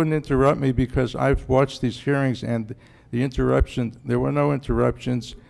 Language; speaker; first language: English; native; English